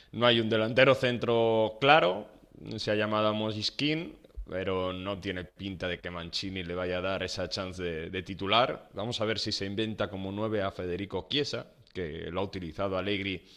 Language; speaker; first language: Spanish; native; Spanish